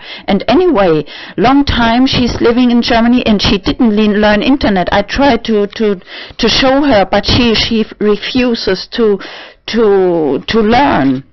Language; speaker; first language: English; non-native, learner; German